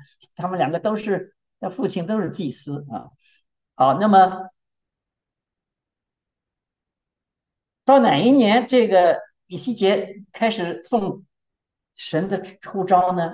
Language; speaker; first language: Chinese; native; Chinese